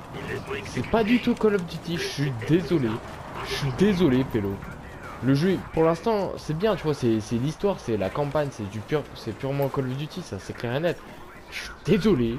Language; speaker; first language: French; native; French